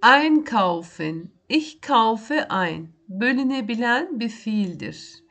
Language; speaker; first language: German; non-native, fluent; Turkish